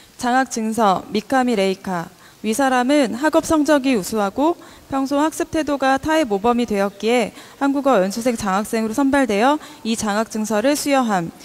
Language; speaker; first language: Korean; native; Korean